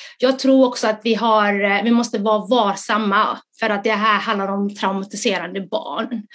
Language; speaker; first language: Swedish; early bilingual, other home language; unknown